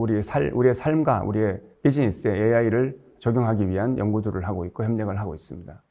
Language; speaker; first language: Korean; native; Korean